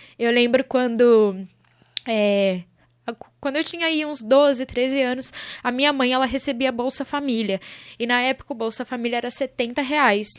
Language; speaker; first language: Portuguese; early bilingual, other home language; Arabic